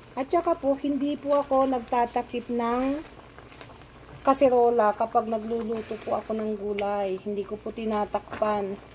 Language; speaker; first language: Filipino; non-native, local second language; Iloko